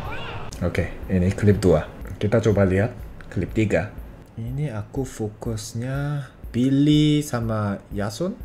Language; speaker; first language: Indonesian; non-native, fluent; Korean